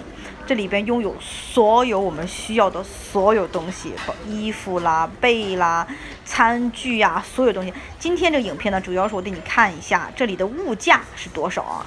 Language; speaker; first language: Chinese; native; Chinese